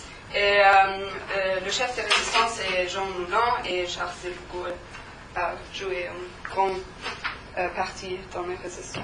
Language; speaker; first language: French; non-native, learner; German